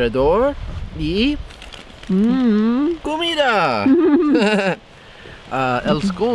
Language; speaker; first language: Spanish; non-native, learner; English